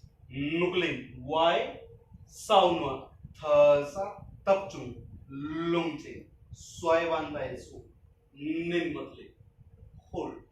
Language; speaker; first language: Vietnamese; non-native, learner; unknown